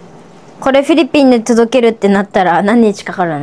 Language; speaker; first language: Japanese; early bilingual, other home language; Filipino